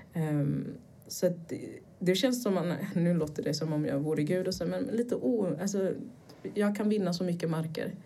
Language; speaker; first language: Swedish; early bilingual, other home language; Portuguese